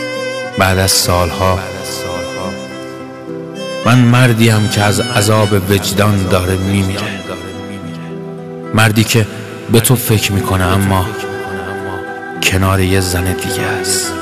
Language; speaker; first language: Persian; native; Persian